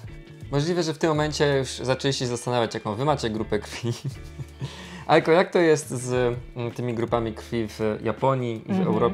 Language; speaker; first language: Polish; native; Polish